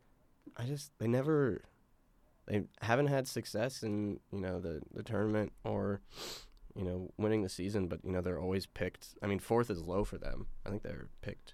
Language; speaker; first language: English; native; English